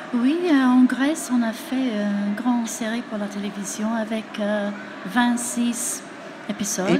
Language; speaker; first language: French; non-native, fluent; English